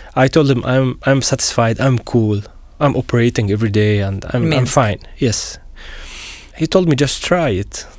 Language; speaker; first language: English; non-native, fluent; Arabic